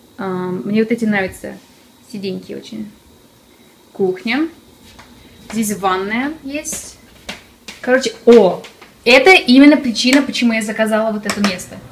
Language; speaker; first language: Russian; early bilingual, other home language; English